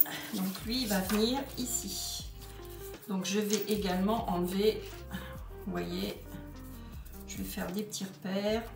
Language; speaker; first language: French; native; French